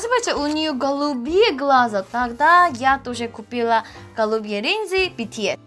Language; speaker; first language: Russian; non-native, learner; Korean